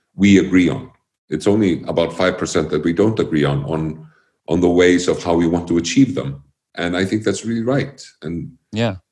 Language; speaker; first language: English; early bilingual, other home language; Icelandic